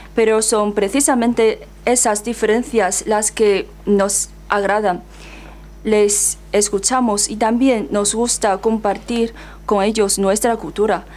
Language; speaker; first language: Spanish; non-native, fluent; Chinese